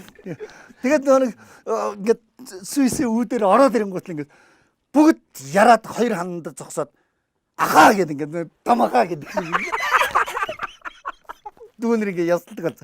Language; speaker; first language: Mongolian; native; Mongolian